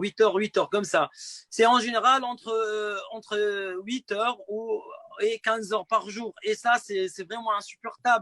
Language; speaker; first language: French; non-native, fluent; Arabic